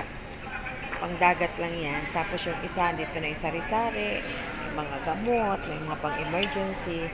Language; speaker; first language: Filipino; native; Filipino